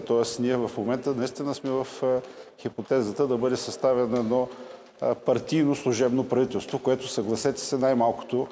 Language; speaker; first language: Bulgarian; native; Bulgarian